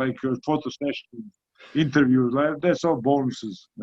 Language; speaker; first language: English; non-native, fluent; Croatian